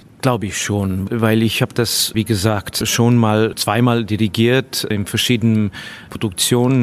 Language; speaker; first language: German; non-native, fluent; Estonian